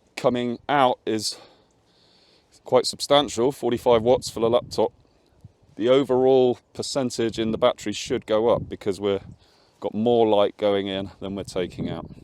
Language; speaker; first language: English; native; English